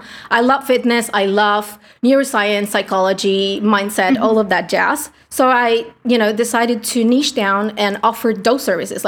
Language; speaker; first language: English; non-native, fluent; Spanish